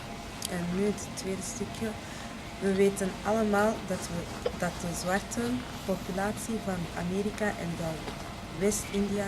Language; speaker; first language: Dutch; non-native, local second language; French